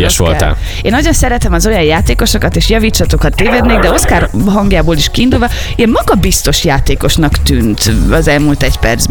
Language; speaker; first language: Hungarian; native; Hungarian